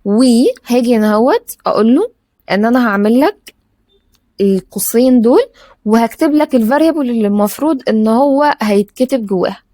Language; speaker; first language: Arabic; native; Arabic